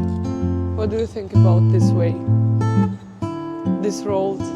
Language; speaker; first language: English; non-native, learner; Russian